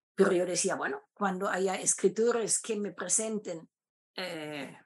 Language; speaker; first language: Spanish; non-native, fluent; German